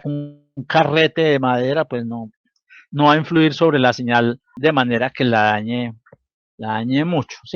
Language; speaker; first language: Spanish; native; Spanish